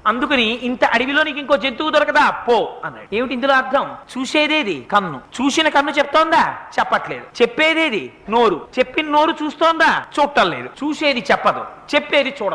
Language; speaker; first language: Telugu; native; Telugu